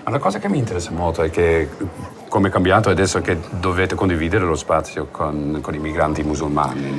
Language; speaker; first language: Italian; non-native, fluent; Dutch